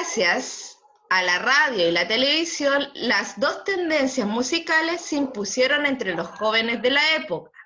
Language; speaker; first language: Spanish; native; Spanish